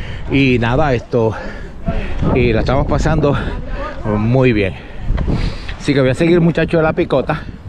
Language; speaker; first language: Spanish; native; Spanish